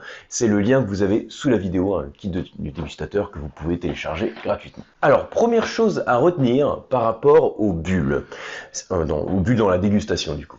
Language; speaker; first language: French; native; French